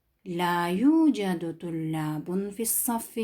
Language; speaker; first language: Arabic; non-native, learner; Kyrgyz